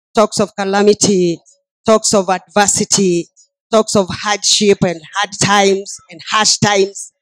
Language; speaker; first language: English; non-native, local second language; Swahili